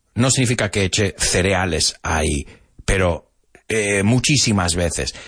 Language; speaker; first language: Spanish; non-native, fluent; English